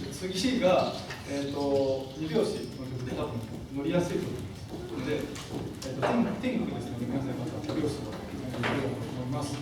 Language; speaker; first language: Japanese; native; Japanese